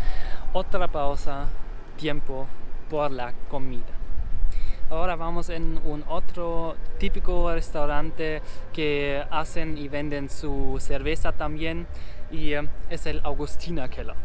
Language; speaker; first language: Spanish; non-native, learner; German